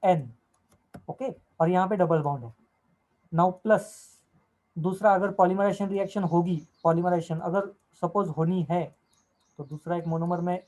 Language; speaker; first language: Hindi; non-native, local second language; Marathi